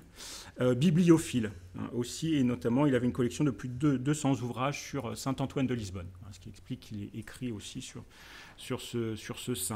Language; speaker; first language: French; native; French